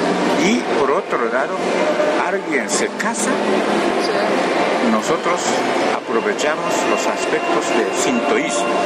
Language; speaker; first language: Spanish; non-native, fluent; Japanese